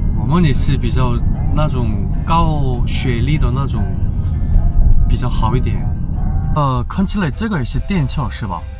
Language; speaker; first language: Chinese; non-native, learner; Korean